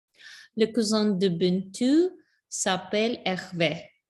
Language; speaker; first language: French; non-native, learner; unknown